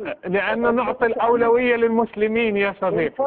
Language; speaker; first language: Arabic; native; Arabic